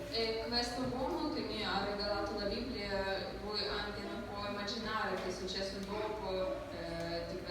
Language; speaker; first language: Italian; non-native, learner; Ukrainian